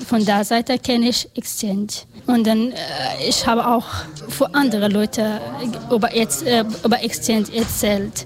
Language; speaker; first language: German; non-native, learner; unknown